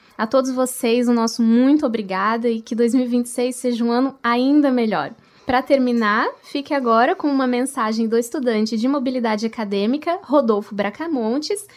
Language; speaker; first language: Portuguese; native; Portuguese